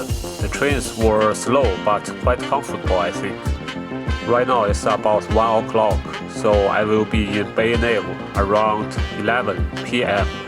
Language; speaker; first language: English; non-native, fluent; Chinese